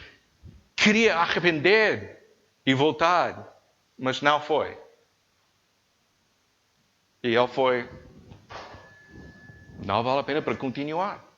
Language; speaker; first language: Portuguese; non-native, learner; English